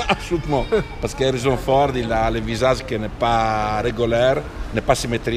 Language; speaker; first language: French; non-native, fluent; Italian